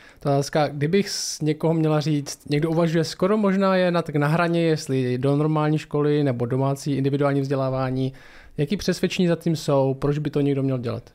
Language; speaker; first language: Czech; native; Czech